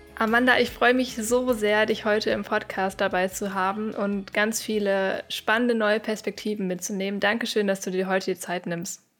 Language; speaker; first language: German; native; German